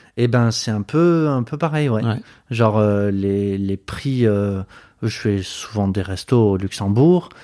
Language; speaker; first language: French; native; French